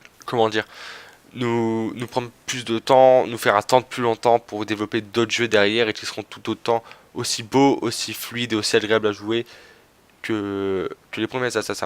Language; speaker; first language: French; native; French